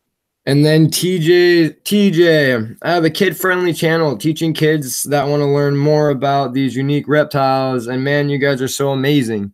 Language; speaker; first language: English; native; English